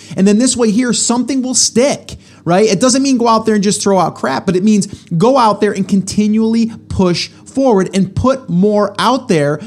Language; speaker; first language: English; native; English